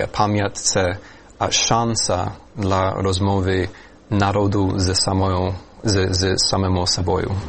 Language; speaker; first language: Ukrainian; non-native, fluent; English